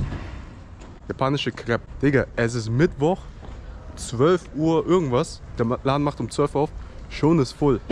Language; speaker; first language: German; native; German